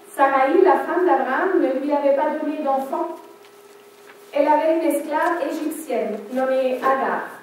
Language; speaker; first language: French; non-native, fluent; German